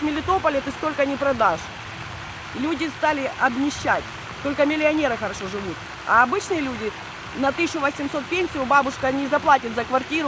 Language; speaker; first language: Russian; native; Russian